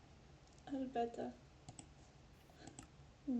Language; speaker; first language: French; native; French